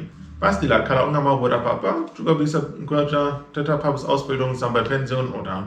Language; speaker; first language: Indonesian; non-native, fluent; German